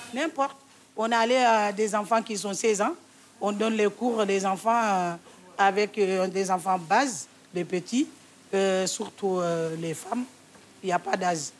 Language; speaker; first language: French; non-native, local second language; Wolof